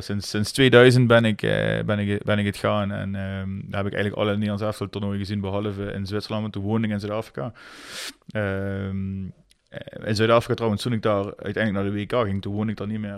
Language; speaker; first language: Dutch; native; Dutch